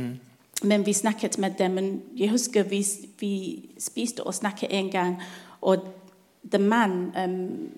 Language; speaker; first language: Norwegian; non-native, learner; English